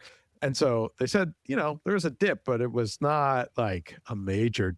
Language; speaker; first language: English; native; English